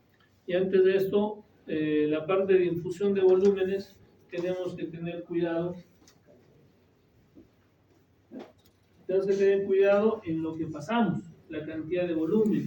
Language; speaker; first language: Spanish; native; Spanish